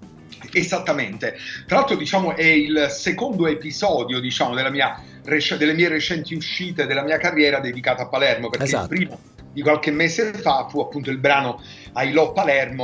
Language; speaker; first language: Italian; native; Italian